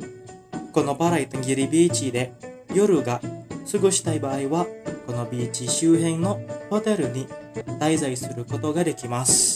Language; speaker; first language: Japanese; non-native, fluent; Indonesian